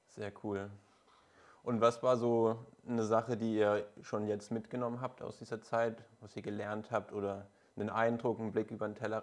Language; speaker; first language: German; native; German